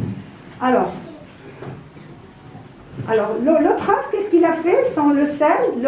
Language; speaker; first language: French; non-native, local second language; Arabic